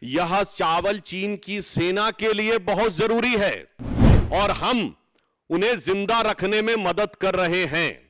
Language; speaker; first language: Hindi; native; Hindi